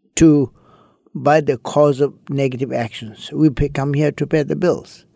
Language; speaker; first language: English; early bilingual, other home language; Chinese